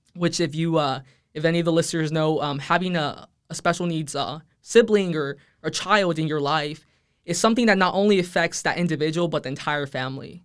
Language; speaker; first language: English; early bilingual, other home language; Spanish